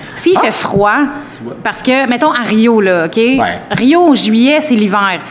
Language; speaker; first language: French; native; French